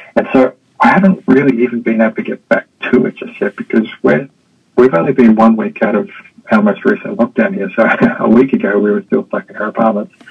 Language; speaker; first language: English; native; English